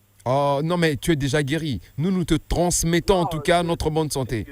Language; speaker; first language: French; non-native, local second language; Lingala